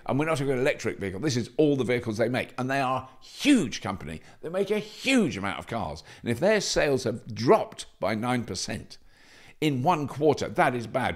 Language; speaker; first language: English; native; English